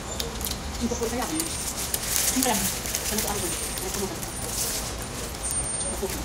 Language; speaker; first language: Indonesian; non-native, learner; Filipino